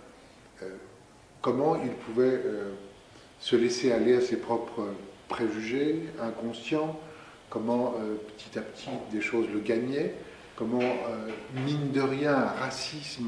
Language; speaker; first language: French; native; French